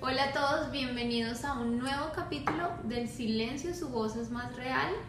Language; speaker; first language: Spanish; native; Spanish